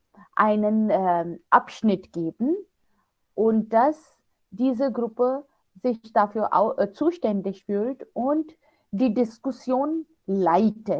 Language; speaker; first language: German; non-native, fluent; Hindi